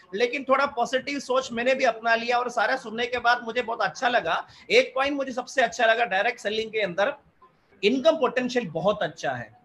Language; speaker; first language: Hindi; non-native, local second language; Malayalam